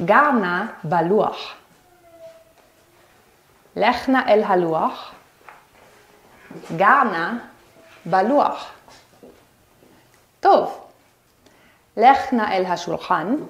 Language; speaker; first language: Hebrew; non-native, fluent; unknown